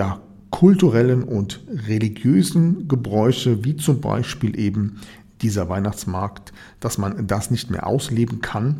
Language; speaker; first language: German; native; German